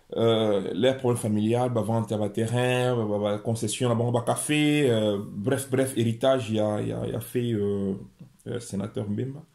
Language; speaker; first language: French; non-native, local second language; Lingala